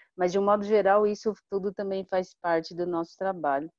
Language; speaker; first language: Portuguese; non-native, local second language; Guarani